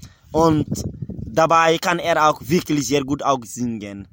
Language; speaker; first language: German; non-native, learner; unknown